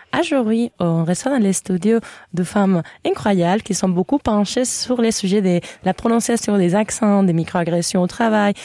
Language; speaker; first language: French; non-native, fluent; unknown